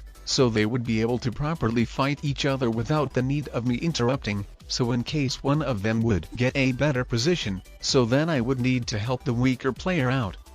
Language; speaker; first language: English; non-native, fluent; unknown